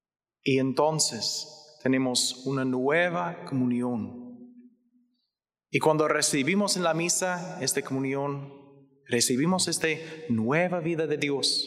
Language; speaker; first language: Spanish; non-native, learner; English